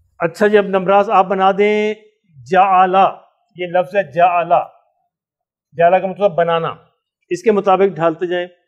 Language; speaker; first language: Urdu; native; Urdu